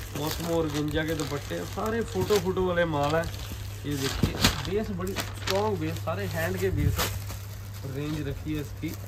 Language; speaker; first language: Hindi; non-native, local second language; Punjabi